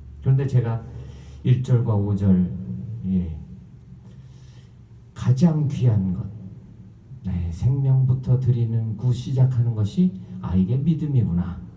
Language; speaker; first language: Korean; native; Korean